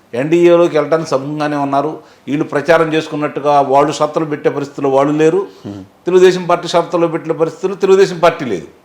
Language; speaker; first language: Telugu; native; Telugu